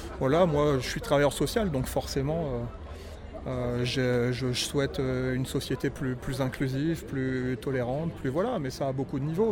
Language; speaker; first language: French; native; French